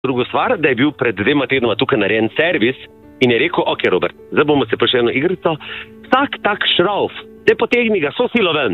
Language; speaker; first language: Slovenian; native; Slovenian